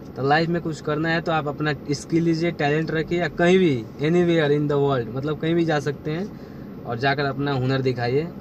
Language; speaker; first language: Hindi; native; Hindi